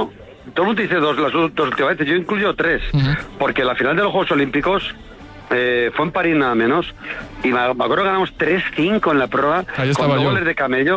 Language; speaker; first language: Spanish; native; Spanish